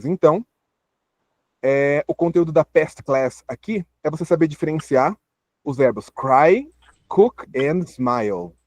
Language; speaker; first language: Portuguese; native; Portuguese